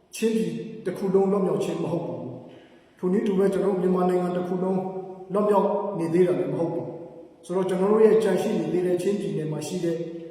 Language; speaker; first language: Burmese; non-native, local second language; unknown